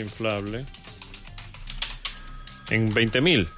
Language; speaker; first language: Spanish; native; Spanish